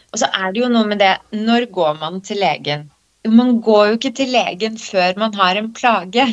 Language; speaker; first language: Norwegian; early bilingual, other home language; Polish